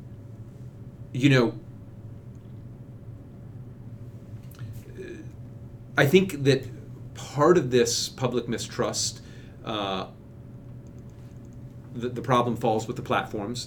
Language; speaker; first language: English; native; English